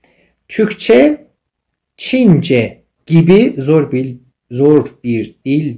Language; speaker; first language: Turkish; non-native, fluent; Persian